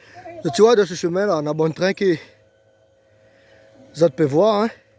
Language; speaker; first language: French; non-native, local second language; Réunion Creole French